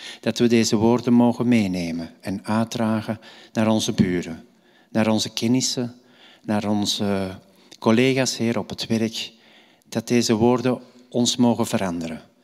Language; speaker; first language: Dutch; native; Dutch